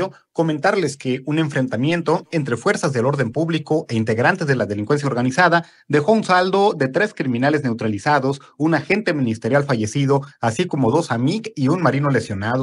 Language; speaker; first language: Spanish; native; Spanish